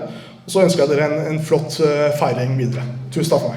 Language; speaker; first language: Norwegian; early bilingual, other home language; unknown